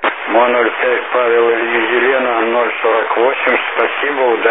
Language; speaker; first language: Russian; native; Russian